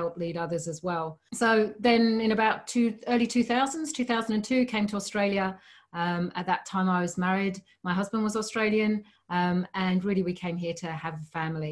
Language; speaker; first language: English; native; English